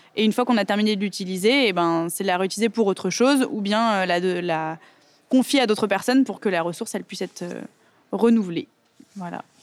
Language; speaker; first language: French; native; French